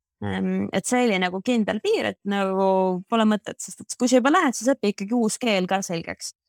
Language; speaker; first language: Estonian; native; Estonian